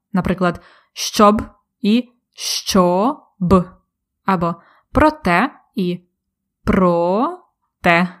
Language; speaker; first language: Ukrainian; native; Ukrainian